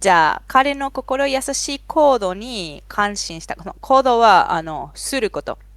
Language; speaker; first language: Japanese; non-native, fluent; Spanish